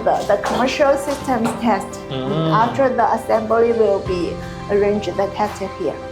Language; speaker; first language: English; non-native, learner; Chinese